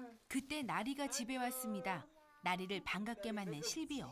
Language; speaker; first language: Korean; native; Korean